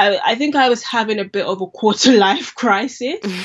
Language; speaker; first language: English; native; English